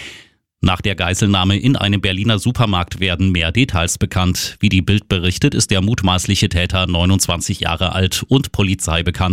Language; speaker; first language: German; native; German